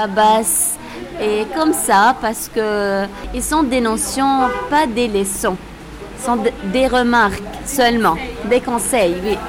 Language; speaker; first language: French; non-native, local second language; Arabic